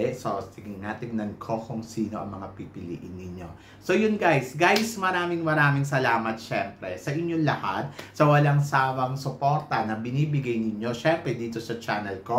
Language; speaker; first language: Filipino; native; Filipino